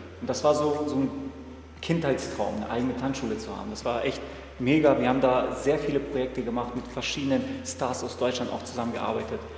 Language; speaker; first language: German; early bilingual, other home language; Serbian